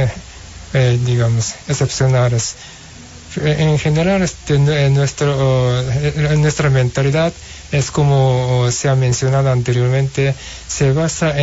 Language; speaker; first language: Spanish; non-native, fluent; Japanese